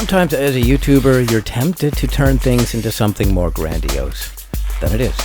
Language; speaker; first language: English; native; English